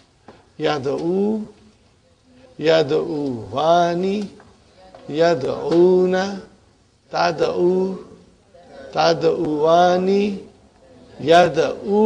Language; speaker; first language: Arabic; non-native, fluent; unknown